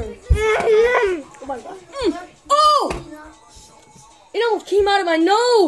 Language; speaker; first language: English; native; English